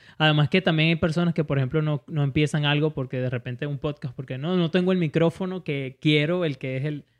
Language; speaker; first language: Spanish; native; Spanish